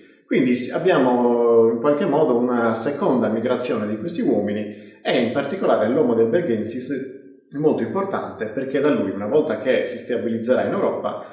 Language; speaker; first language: Italian; native; Italian